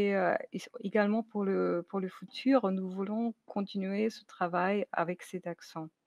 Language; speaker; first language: French; non-native, fluent; German